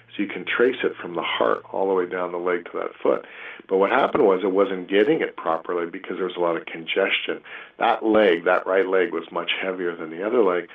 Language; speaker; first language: English; native; English